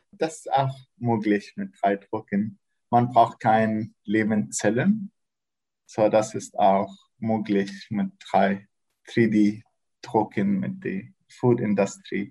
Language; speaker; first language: German; non-native, learner; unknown